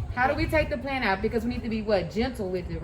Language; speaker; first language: English; native; English